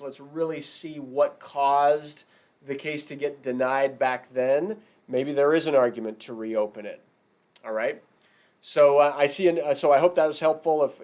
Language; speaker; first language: English; native; English